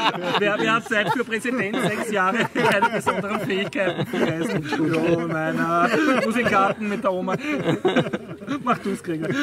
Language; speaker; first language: German; native; German